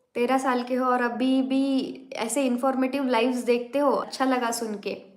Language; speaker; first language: Hindi; non-native, local second language; Marathi